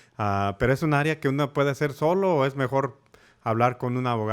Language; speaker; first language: Spanish; early bilingual, heritage; Spanish